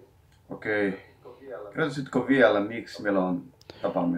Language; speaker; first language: Finnish; non-native, learner; Portuguese